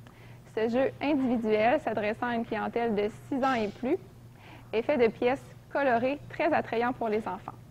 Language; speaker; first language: French; native; French